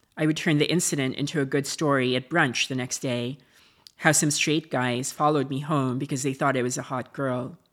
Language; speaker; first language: English; non-native, local second language; Filipino